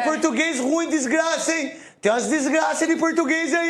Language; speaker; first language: Portuguese; native; Portuguese